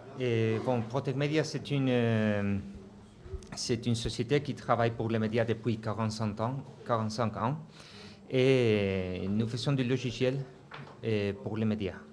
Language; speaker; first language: French; non-native, fluent; Spanish